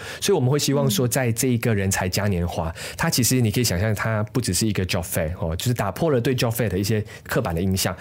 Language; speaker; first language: Chinese; native; Chinese